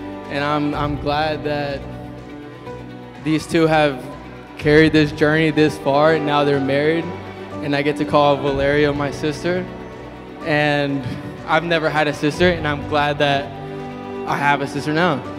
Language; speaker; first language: English; early bilingual, other home language; Spanish